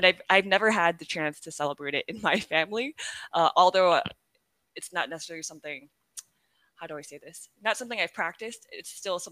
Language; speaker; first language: English; early bilingual, other home language; Korean